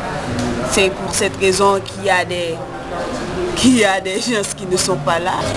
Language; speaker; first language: French; non-native, local second language; Haitian Creole